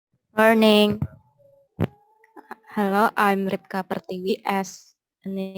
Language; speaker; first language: English; non-native, learner; Indonesian